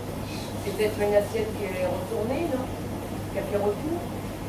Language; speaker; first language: French; native; French